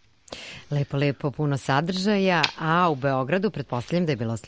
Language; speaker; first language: Croatian; native; Croatian